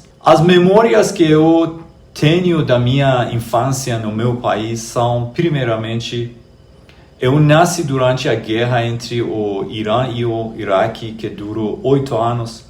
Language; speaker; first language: Portuguese; non-native, fluent; Persian